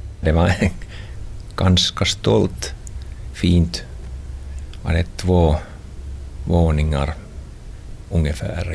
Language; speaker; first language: Swedish; non-native, local second language; Finnish